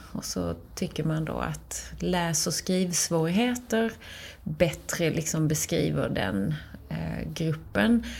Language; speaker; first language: Swedish; native; Swedish